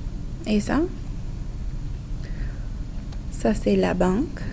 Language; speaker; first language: French; non-native, fluent; English